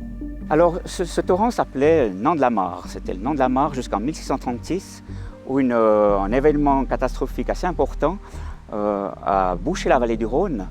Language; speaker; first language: French; native; French